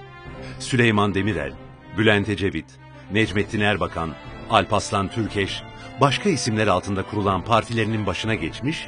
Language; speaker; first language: Turkish; native; Turkish